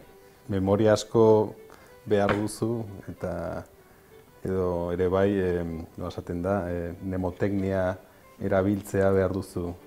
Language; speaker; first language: Basque; non-native, local second language; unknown